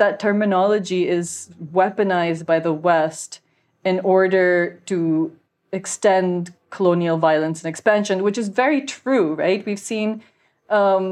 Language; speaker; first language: English; non-native, local second language; Urdu